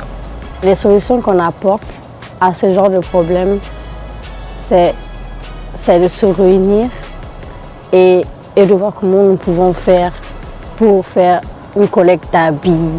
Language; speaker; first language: French; non-native, local second language; Fula